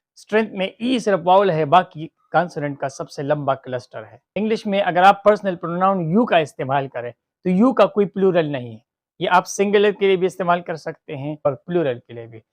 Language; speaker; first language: Urdu; non-native, local second language; Pashto